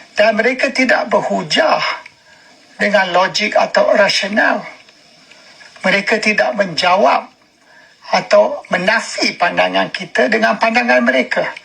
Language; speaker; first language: Malay; native; Malay